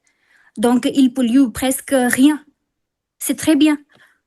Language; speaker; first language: French; non-native, fluent; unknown